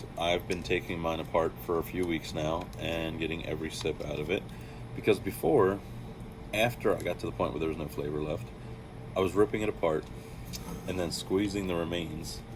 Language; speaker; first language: English; native; English